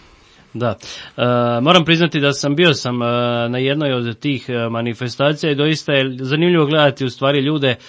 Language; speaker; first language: Croatian; native; Croatian